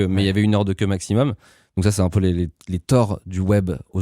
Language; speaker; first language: French; native; French